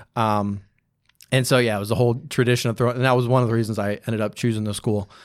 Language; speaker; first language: English; native; English